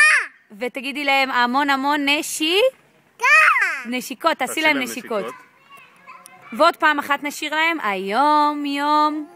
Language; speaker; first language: Hebrew; native; Hebrew